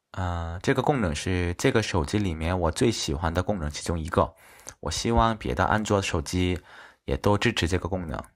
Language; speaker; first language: Chinese; non-native, fluent; Korean